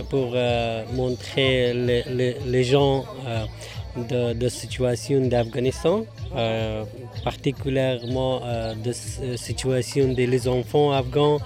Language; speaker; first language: French; non-native, learner; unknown